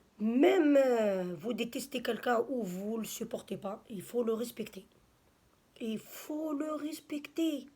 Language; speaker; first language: French; non-native, local second language; Arabic